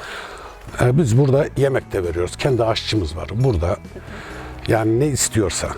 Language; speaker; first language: Turkish; native; Turkish